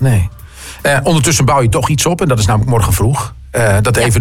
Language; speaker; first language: Dutch; native; Dutch